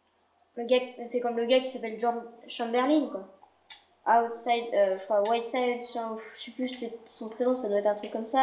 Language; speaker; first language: French; native; French